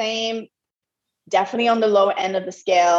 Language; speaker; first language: English; non-native, fluent; French